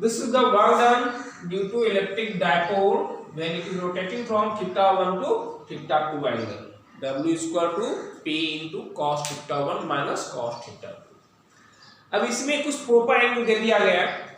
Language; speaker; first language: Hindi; native; Hindi